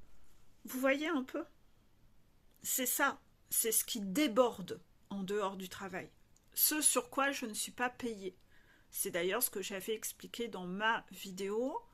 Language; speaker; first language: French; native; French